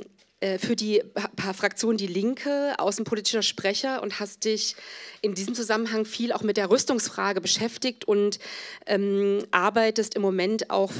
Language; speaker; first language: German; native; German